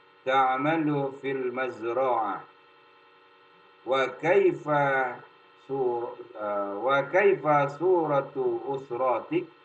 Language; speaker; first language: Arabic; non-native, fluent; Indonesian